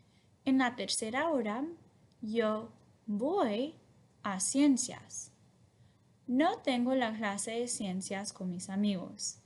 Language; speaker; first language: Spanish; non-native, fluent; English